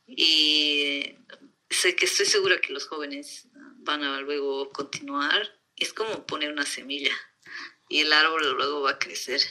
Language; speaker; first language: Spanish; native; Spanish